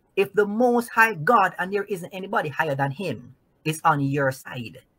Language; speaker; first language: English; non-native, local second language; Jamaican Creole English